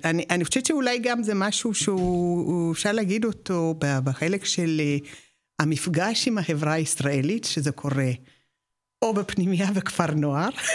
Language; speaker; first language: Hebrew; non-native, fluent; Amharic